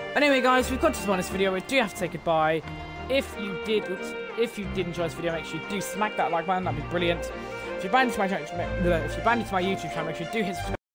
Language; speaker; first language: English; native; English